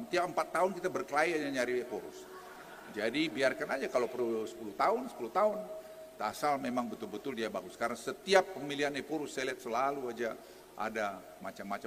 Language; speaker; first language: Indonesian; native; Indonesian